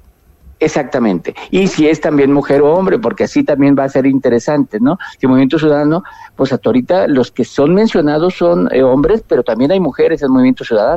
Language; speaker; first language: Spanish; native; Spanish